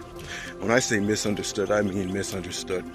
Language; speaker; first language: English; native; English